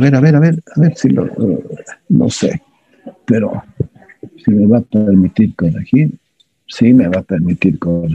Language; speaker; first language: Spanish; native; Spanish